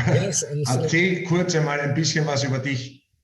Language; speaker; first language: German; native; German